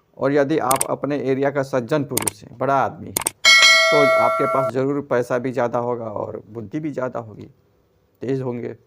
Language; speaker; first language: Hindi; native; Hindi